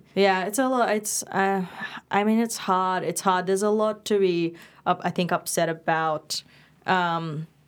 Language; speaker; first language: English; non-native, local second language; Indonesian